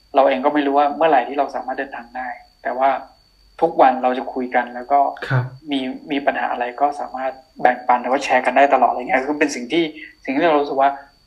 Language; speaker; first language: Thai; non-native, local second language; Akha